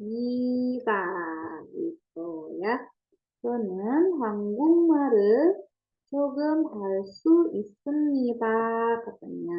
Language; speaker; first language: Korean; non-native, learner; Indonesian